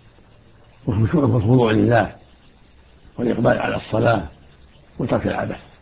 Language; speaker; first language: Arabic; native; Arabic